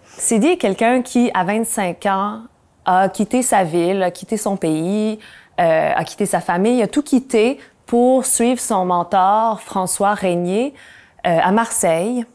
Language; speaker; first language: French; native; French